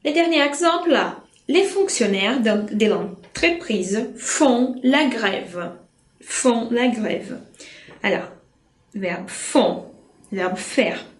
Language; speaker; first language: French; non-native, fluent; Portuguese